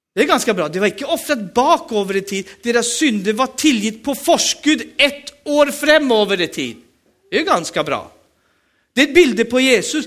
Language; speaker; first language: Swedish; native; Swedish